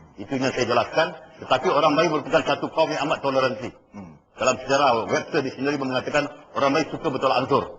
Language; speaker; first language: Malay; native; Malay